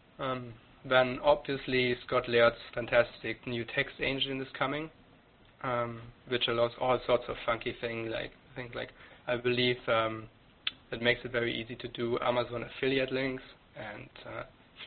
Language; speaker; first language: English; non-native, fluent; German